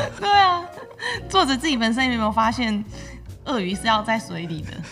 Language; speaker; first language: Chinese; native; Chinese